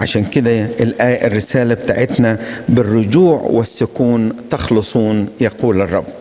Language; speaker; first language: Arabic; native; Arabic